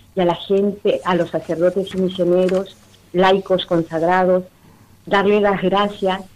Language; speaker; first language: Spanish; native; Spanish